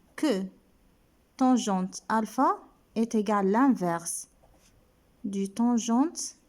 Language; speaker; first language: French; non-native, local second language; Arabic